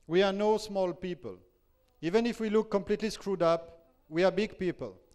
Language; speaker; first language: English; non-native, fluent; French